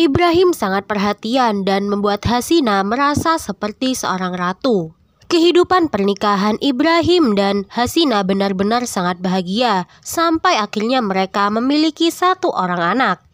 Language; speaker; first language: Indonesian; native; Indonesian